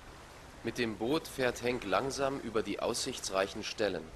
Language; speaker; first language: German; native; German